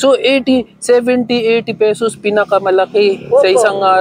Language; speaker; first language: Filipino; non-native, learner; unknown